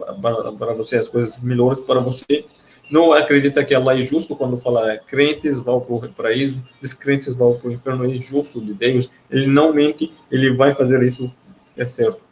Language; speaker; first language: Portuguese; non-native, learner; Arabic